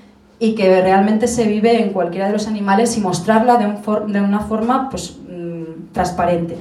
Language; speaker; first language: Spanish; native; Spanish